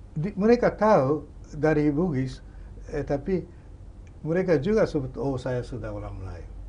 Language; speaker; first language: Indonesian; non-native, fluent; Japanese